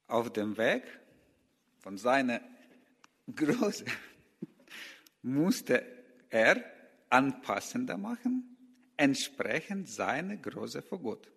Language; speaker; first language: German; non-native, learner; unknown